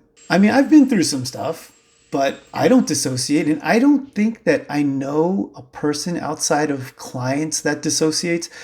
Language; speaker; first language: English; native; English